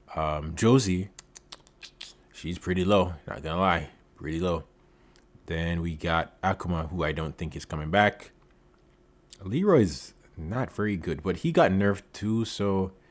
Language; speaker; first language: English; native; English